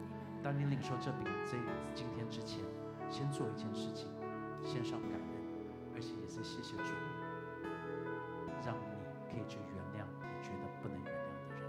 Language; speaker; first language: Chinese; native; Chinese